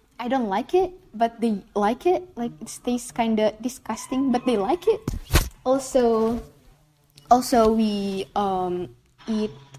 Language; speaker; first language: English; non-native, fluent; Indonesian